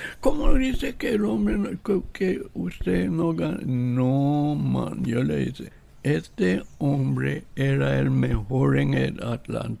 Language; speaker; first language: Spanish; non-native, local second language; English